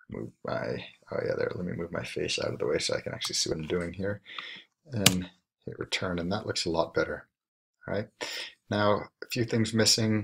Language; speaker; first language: English; native; English